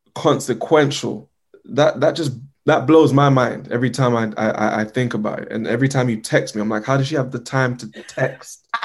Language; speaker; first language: English; native; English